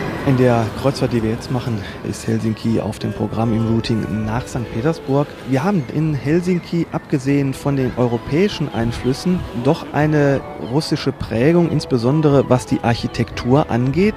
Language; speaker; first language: German; native; German